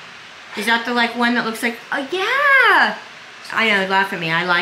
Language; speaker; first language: English; native; English